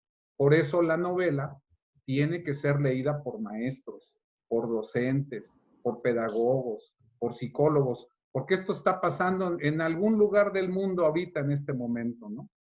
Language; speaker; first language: Spanish; native; Spanish